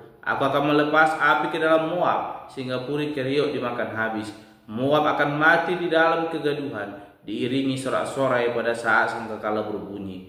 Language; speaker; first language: Indonesian; native; Indonesian